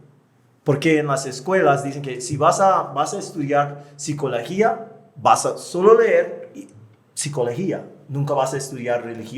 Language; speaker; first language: Spanish; non-native, fluent; English